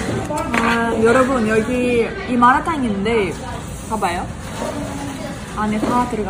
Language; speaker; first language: Korean; non-native, fluent; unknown